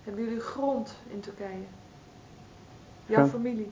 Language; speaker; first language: Dutch; native; Dutch